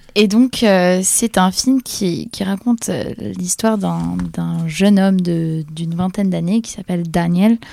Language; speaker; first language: French; non-native, fluent; Polish